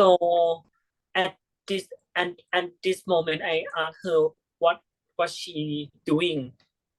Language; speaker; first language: English; non-native, learner; Thai